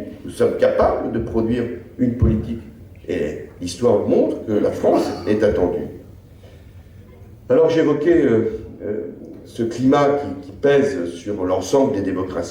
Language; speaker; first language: French; native; French